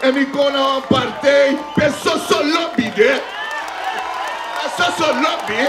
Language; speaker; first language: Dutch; non-native, local second language; Sranan Tongo